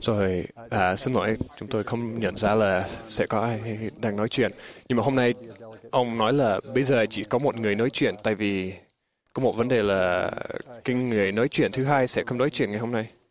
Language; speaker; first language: Vietnamese; non-native, fluent; English